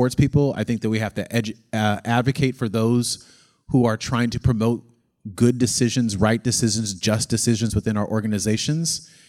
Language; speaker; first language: English; native; English